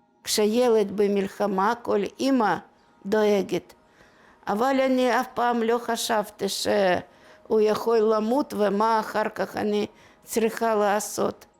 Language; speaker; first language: Hebrew; non-native, learner; Russian